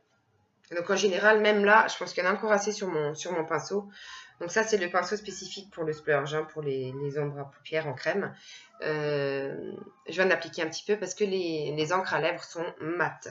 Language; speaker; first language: French; native; French